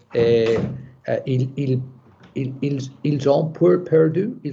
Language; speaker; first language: French; non-native, learner; English